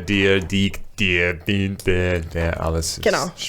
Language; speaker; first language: German; non-native, learner; English